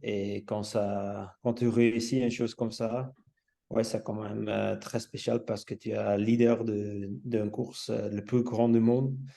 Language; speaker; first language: French; non-native, local second language; Dutch